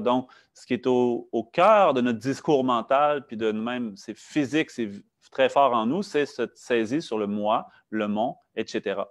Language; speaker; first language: French; native; French